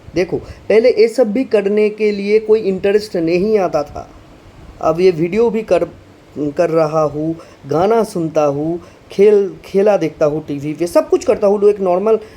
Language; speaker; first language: Hindi; non-native, local second language; Bangla